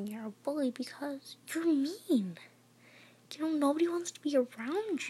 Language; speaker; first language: English; native; English